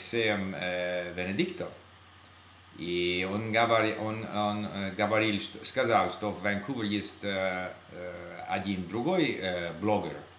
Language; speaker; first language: Russian; non-native, learner; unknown